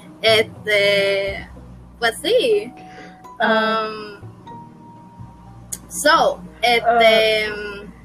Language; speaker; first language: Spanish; early bilingual, heritage; Spanish